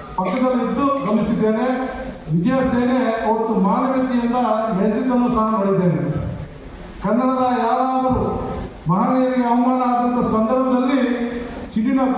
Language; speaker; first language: Kannada; native; Kannada